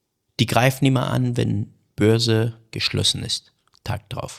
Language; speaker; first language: German; early bilingual, other home language; Persian